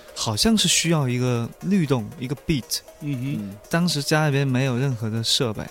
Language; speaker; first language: Chinese; native; Chinese